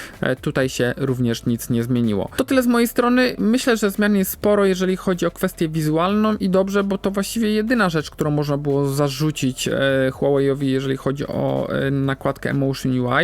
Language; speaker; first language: Polish; native; Polish